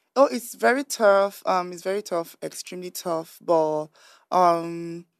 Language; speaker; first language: English; non-native, local second language; Yoruba